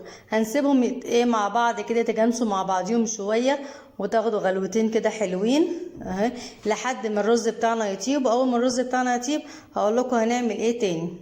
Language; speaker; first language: Arabic; native; Arabic